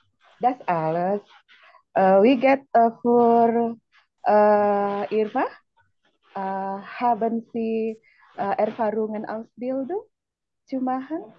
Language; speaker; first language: German; non-native, learner; Indonesian